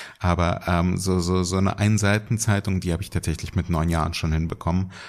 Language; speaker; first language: German; early bilingual, other home language; Russian